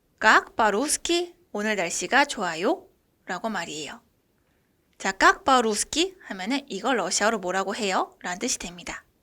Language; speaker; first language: Korean; native; Korean